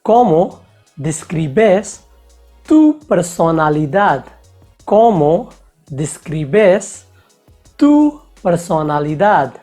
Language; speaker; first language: Spanish; non-native, fluent; Hindi